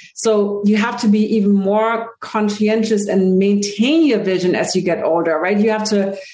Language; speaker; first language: English; non-native, fluent; German